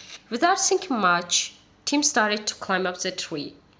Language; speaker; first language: English; non-native, fluent; Azerbaijani